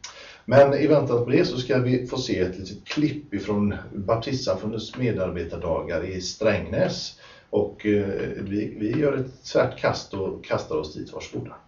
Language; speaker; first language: Swedish; native; Swedish